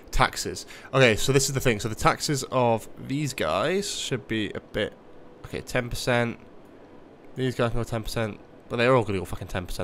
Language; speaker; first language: English; native; English